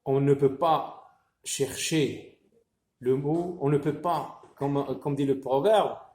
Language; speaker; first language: French; non-native, local second language; Arabic